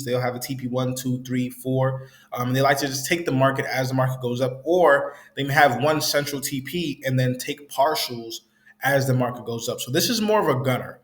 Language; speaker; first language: English; native; English